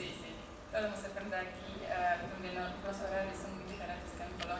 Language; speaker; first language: Spanish; non-native, learner; Polish